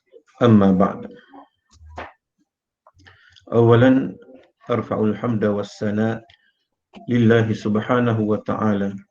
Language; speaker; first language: Arabic; non-native, fluent; Malay